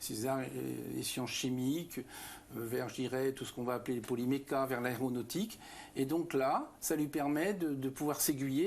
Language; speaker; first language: French; native; French